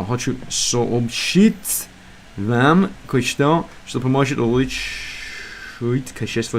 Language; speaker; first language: Russian; non-native, learner; English